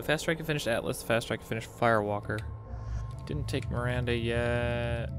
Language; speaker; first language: English; native; English